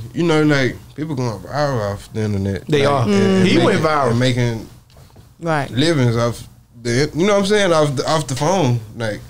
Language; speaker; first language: English; native; English